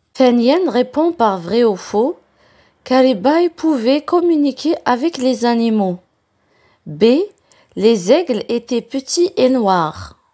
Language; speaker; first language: French; non-native, local second language; Arabic